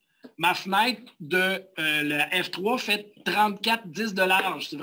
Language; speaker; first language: French; native; French